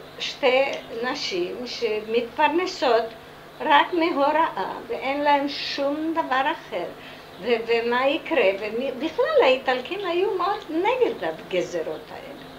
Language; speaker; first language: Hebrew; non-native, fluent; Italian